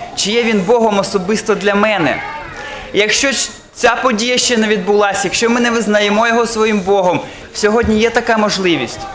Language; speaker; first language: Ukrainian; non-native, local second language; Russian